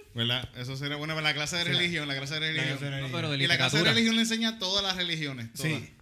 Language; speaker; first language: Spanish; native; Spanish